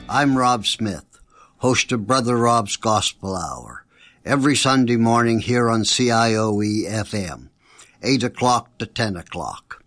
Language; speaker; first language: English; native; English